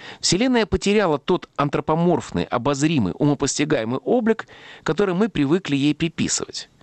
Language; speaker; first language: Russian; native; Russian